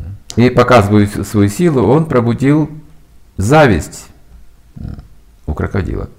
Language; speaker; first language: Russian; native; Russian